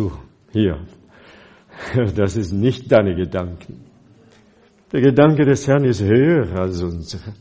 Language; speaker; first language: German; non-native, fluent; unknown